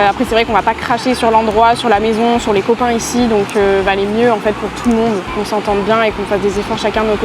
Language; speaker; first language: French; native; French